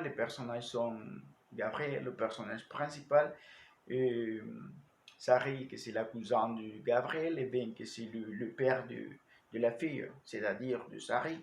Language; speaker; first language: French; non-native, learner; Spanish